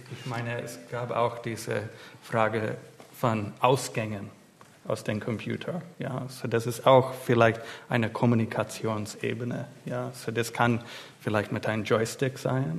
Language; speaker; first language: German; non-native, fluent; English